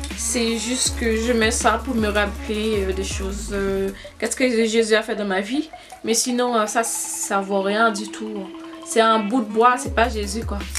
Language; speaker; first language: French; non-native, local second language; Haitian Creole